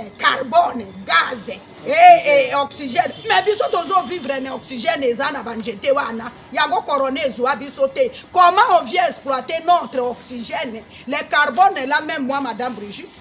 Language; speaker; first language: Lingala; non-native, local second language; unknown